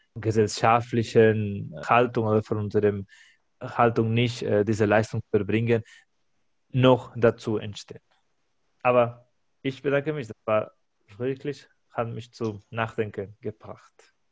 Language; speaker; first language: German; non-native, fluent; Spanish